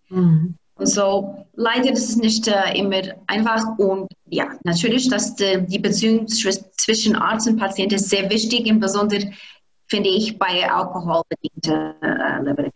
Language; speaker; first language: German; non-native, fluent; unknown